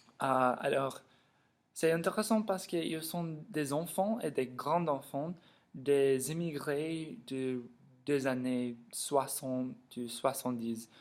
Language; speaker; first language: French; non-native, learner; English